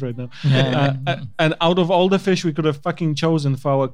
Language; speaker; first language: English; non-native, fluent; Polish